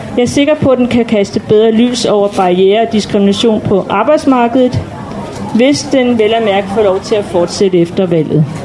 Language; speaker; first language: Danish; native; Danish